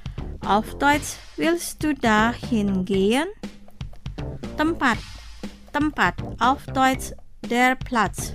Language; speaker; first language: German; non-native, fluent; Indonesian